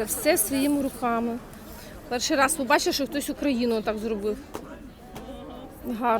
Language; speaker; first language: Ukrainian; native; Ukrainian